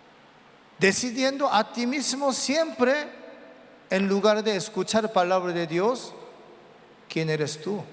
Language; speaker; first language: Spanish; non-native, learner; Korean